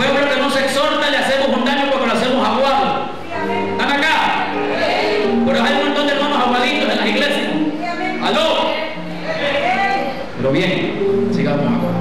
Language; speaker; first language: Spanish; native; Spanish